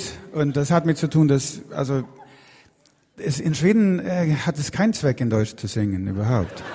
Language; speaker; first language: German; non-native, fluent; Swedish